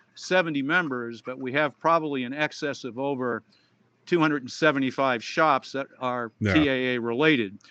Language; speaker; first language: English; native; English